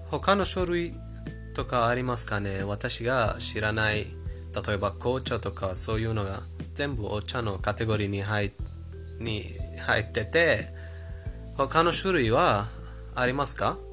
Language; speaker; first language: Japanese; non-native, learner; Persian